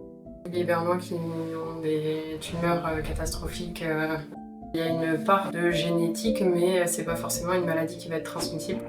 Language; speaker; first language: French; native; French